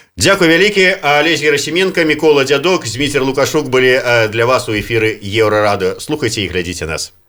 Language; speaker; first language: Belarusian; native; Belarusian